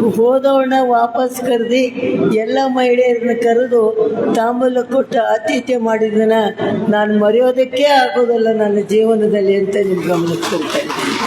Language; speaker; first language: Kannada; native; Kannada